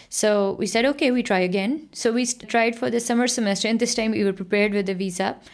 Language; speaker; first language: English; non-native, local second language; Punjabi